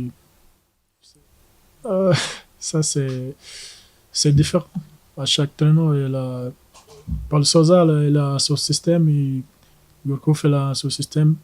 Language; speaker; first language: French; non-native, learner; Portuguese